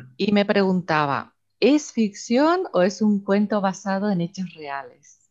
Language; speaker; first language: Spanish; native; Spanish